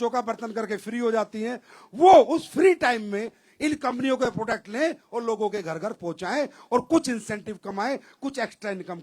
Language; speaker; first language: Hindi; native; Hindi